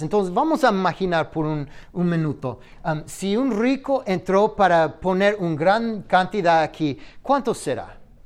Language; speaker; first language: Spanish; non-native, fluent; English